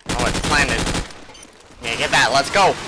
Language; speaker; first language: English; native; English